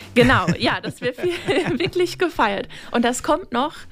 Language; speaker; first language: German; non-native, fluent; English